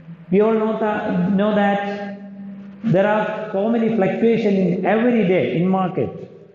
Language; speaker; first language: English; non-native, local second language; Malayalam